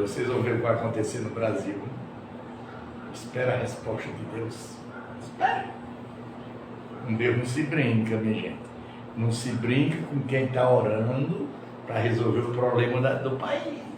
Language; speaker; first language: Portuguese; native; Portuguese